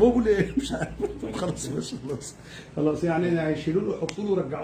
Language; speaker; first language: Arabic; native; Arabic